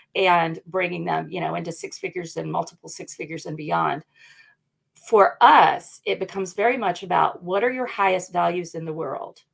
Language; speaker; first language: English; native; English